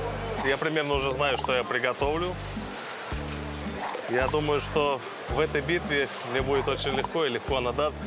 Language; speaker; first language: Russian; native; Russian